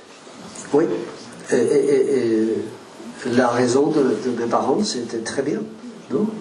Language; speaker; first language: French; non-native, learner; Spanish